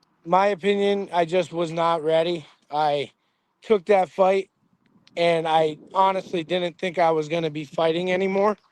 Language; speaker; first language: English; native; English